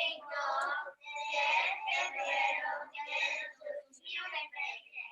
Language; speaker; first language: Spanish; non-native, learner; English